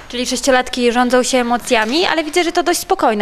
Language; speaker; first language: Polish; native; Polish